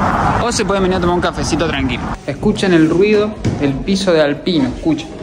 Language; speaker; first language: Spanish; native; Spanish